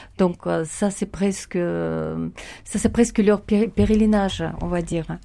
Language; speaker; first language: French; non-native, fluent; Russian